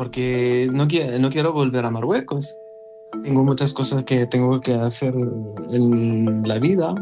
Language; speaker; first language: Spanish; non-native, learner; Arabic